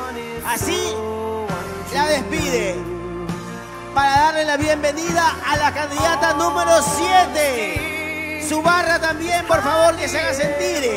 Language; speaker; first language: Spanish; native; Spanish